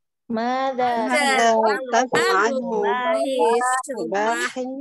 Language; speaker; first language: Arabic; non-native, learner; Indonesian